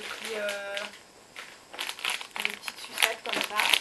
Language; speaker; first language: French; native; French